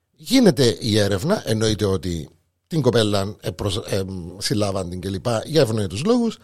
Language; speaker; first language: Greek; native; Greek